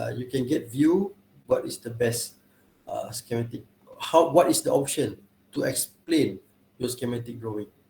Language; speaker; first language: English; non-native, local second language; Malay